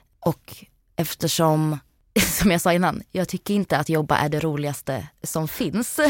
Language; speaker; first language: Swedish; early bilingual, other home language; Bosnian